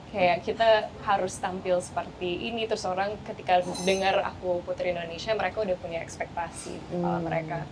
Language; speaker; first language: Indonesian; non-native, fluent; English